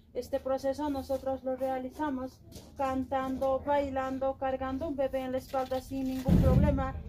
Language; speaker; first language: Spanish; non-native, local second language; Quechua